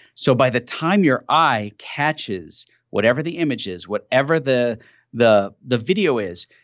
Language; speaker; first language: English; native; English